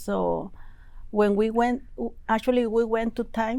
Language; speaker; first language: English; non-native, learner; Spanish